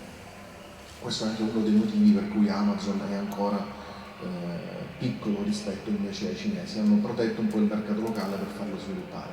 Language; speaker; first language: Italian; native; Italian